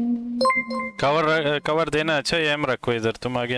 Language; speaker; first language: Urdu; non-native, local second language; Pashto